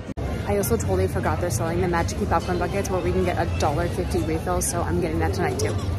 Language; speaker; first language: English; native; English